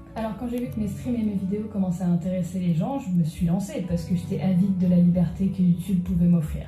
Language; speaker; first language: French; native; French